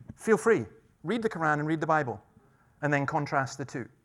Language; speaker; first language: English; native; English